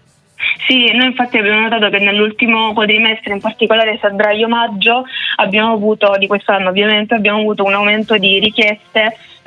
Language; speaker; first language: Italian; native; Italian